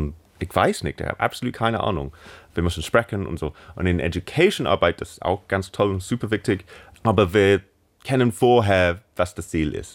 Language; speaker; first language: German; non-native, fluent; English